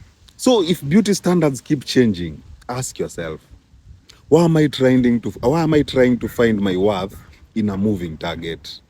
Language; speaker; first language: English; non-native, local second language; Swahili